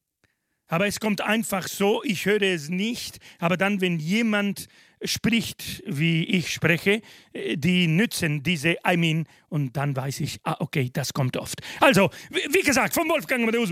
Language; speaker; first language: German; non-native, fluent; Spanish